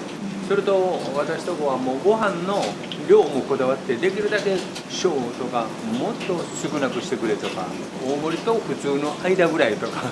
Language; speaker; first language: Japanese; native; Japanese